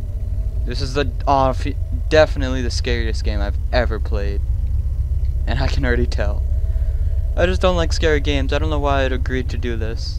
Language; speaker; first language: English; native; English